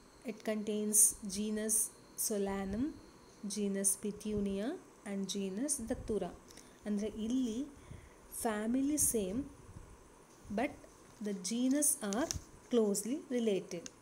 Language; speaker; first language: English; non-native, local second language; Kannada